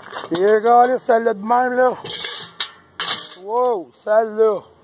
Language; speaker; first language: French; native; French